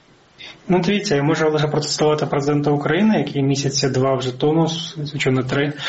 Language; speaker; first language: Ukrainian; native; Ukrainian